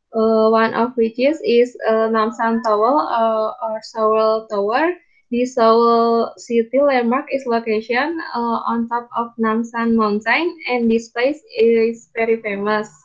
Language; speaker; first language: English; non-native, learner; Indonesian